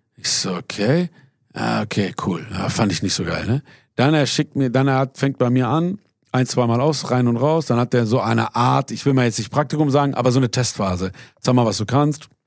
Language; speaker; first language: German; early bilingual, other home language; Persian